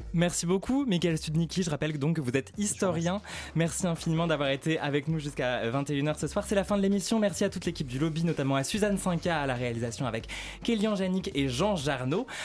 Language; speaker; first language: French; native; French